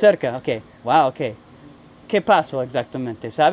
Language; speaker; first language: Spanish; non-native, learner; English